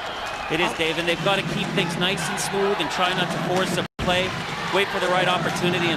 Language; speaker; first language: English; native; English